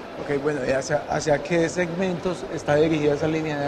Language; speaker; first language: Spanish; native; Spanish